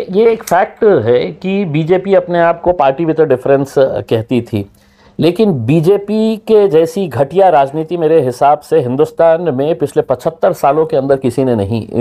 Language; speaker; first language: Hindi; native; Hindi